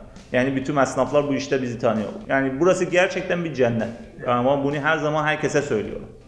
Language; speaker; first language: Turkish; non-native, learner; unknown